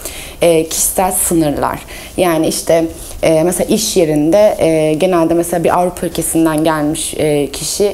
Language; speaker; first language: Turkish; early bilingual, heritage; Turkish